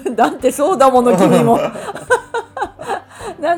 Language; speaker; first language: Japanese; native; Japanese